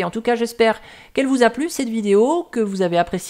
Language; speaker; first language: French; native; French